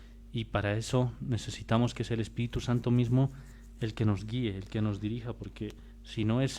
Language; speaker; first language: Spanish; native; Spanish